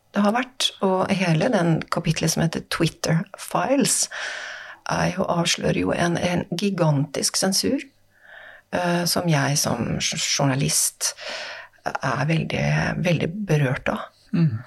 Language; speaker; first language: Norwegian; native; Norwegian